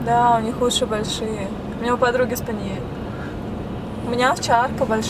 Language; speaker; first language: Russian; native; Russian